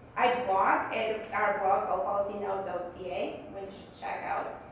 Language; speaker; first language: English; early bilingual, other home language; Bulgarian